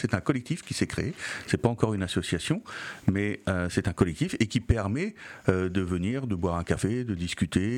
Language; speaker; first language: French; native; French